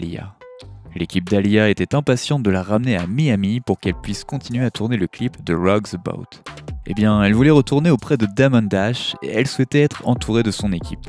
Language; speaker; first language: French; native; French